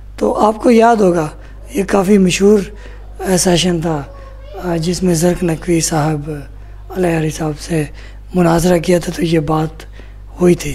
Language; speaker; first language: Urdu; native; Urdu